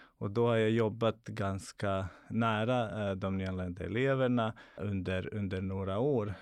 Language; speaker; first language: Swedish; non-native, fluent; Bosnian